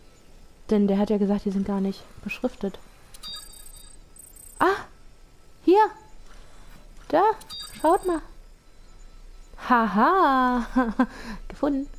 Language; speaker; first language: German; native; German